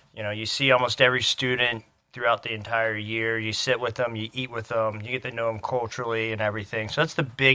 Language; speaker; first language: English; native; English